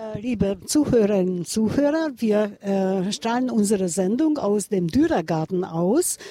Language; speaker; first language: German; non-native, fluent; Hungarian